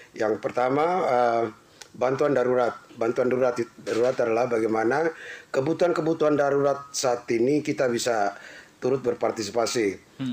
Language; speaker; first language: Indonesian; non-native, local second language; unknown